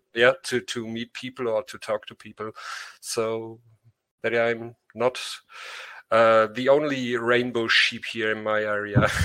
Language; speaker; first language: English; non-native, learner; German